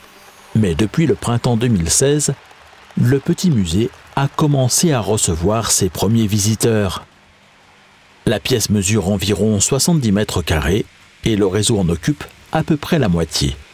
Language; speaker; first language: French; native; French